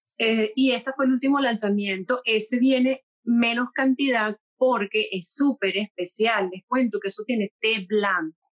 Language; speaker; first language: Spanish; native; Spanish